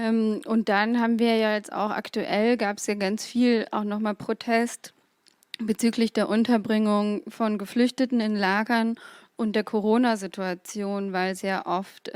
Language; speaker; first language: German; native; German